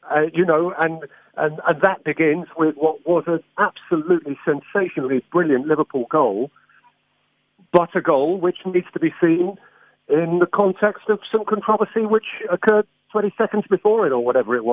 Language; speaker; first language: English; native; English